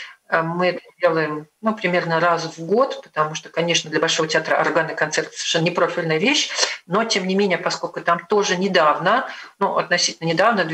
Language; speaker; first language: Russian; native; Russian